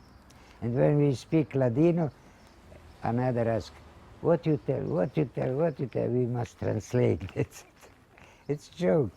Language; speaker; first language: English; non-native, learner; Ladino